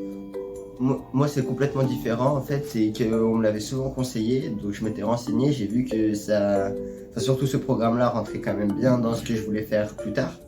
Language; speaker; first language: French; native; French